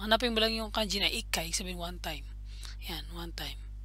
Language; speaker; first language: English; non-native, local second language; Filipino